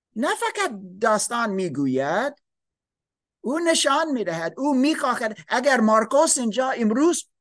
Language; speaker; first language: Persian; non-native, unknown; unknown